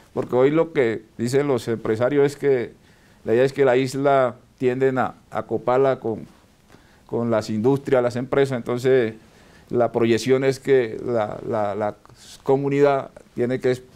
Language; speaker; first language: Spanish; native; Spanish